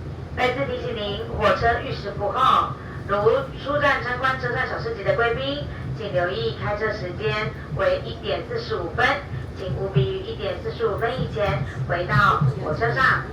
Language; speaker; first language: Chinese; native; Chinese